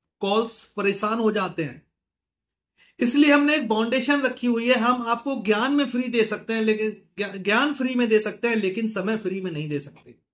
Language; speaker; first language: Hindi; native; Hindi